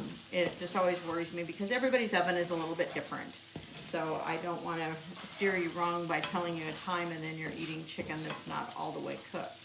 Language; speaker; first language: English; native; English